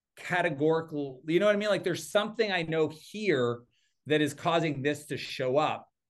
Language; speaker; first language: English; native; English